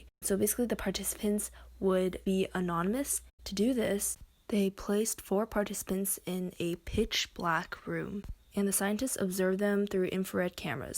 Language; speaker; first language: English; native; English